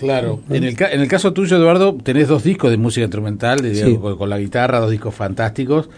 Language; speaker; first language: Spanish; native; Spanish